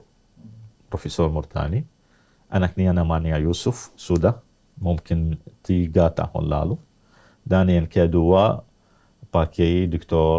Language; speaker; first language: Indonesian; non-native, learner; Arabic